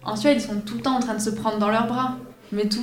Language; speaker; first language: French; native; French